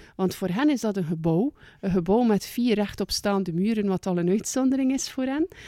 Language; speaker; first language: Dutch; native; Dutch